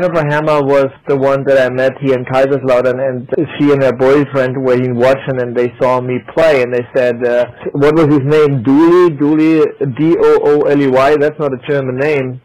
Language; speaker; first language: English; non-native, fluent; German